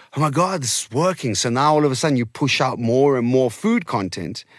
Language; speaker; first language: English; non-native, local second language; Portuguese